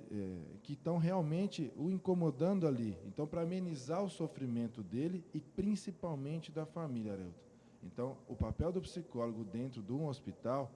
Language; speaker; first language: Portuguese; native; Portuguese